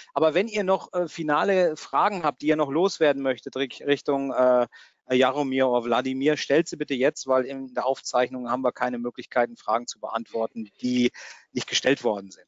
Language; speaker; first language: German; native; German